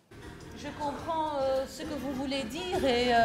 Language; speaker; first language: French; non-native, local second language; Dutch